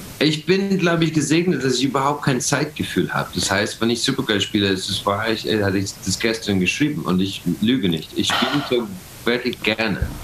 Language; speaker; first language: German; non-native, fluent; English